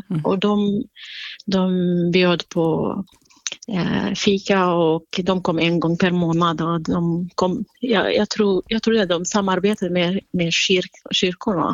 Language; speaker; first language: Swedish; non-native, fluent; Central Kurdish